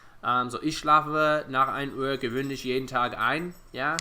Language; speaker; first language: German; non-native, fluent; English